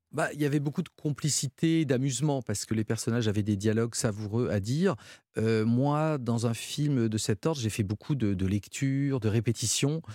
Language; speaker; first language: French; native; French